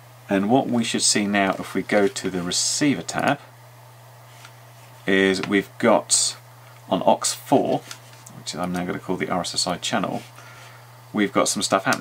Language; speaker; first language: English; native; English